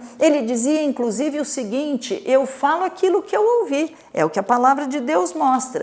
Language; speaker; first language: Portuguese; native; Portuguese